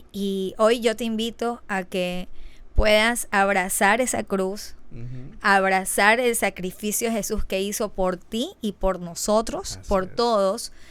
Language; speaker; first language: Spanish; native; Spanish